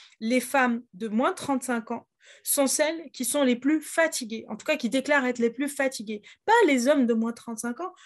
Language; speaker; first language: French; native; French